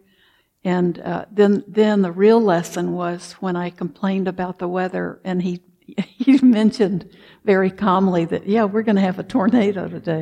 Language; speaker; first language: English; native; English